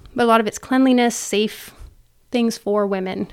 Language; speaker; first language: English; native; English